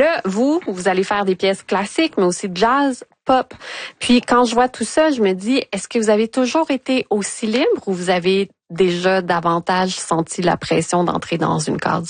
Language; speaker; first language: French; native; French